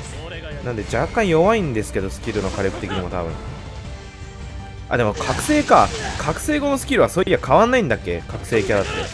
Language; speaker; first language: Japanese; native; Japanese